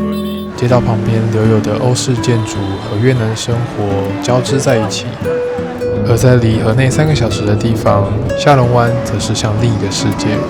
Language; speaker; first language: Chinese; native; Chinese